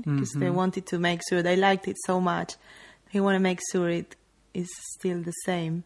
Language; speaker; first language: English; non-native, fluent; Spanish